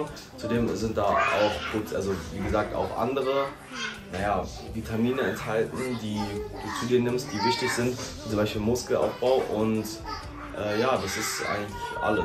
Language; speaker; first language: German; native; German